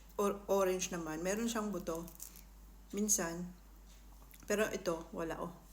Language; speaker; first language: Filipino; non-native, local second language; Bikol